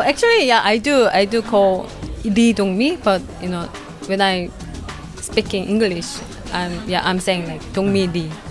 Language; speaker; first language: English; non-native, learner; Korean